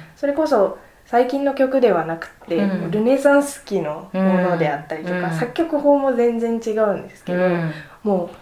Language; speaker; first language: Japanese; native; Japanese